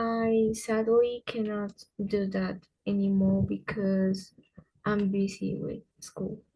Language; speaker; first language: English; non-native, fluent; Spanish